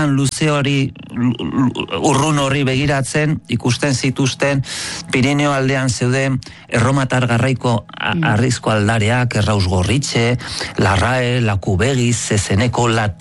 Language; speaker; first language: Basque; native; Basque